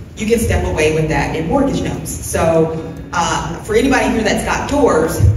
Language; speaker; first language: English; native; English